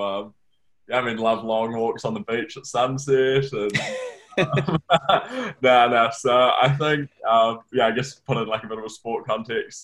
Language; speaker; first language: English; native; English